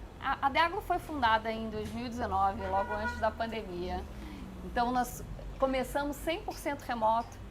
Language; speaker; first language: Portuguese; native; Portuguese